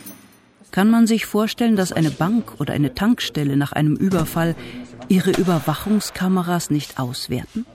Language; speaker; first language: German; native; German